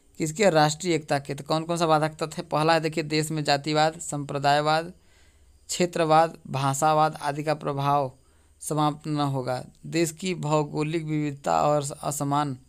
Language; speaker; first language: Hindi; native; Hindi